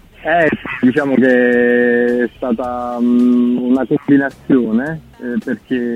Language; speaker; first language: Italian; native; Italian